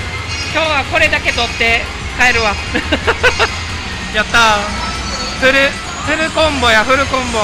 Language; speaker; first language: Japanese; native; Japanese